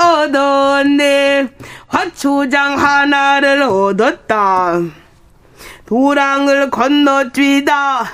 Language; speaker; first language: Korean; non-native, fluent; French